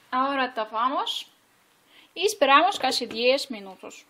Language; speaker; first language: Spanish; non-native, fluent; Ukrainian